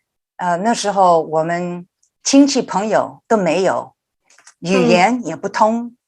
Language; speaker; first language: Chinese; early bilingual, heritage; Chinese